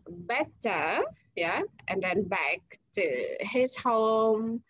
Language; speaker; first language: English; non-native, fluent; Indonesian